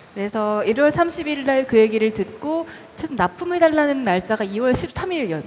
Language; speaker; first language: Korean; native; Korean